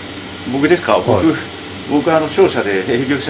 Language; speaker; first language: Japanese; native; Japanese